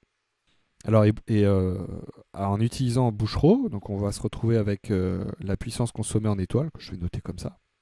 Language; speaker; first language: French; native; French